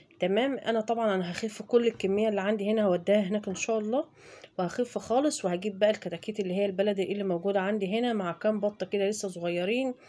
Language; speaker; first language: Arabic; native; Arabic